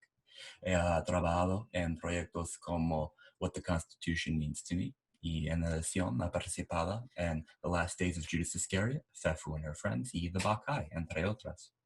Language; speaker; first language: Spanish; non-native, learner; English